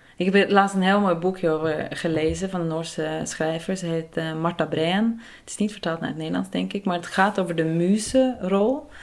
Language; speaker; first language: Dutch; non-native, fluent; Norwegian